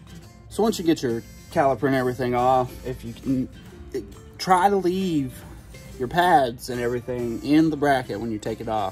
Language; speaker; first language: English; native; English